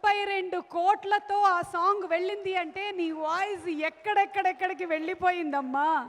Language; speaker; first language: Telugu; native; Telugu